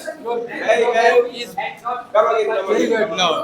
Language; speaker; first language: English; non-native, learner; Hindi